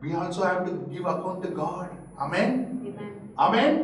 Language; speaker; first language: English; non-native, local second language; Tamil